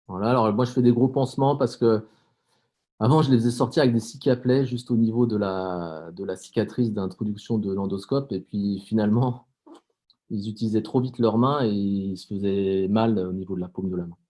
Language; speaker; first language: French; native; French